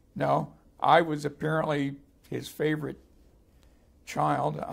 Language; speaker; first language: English; native; English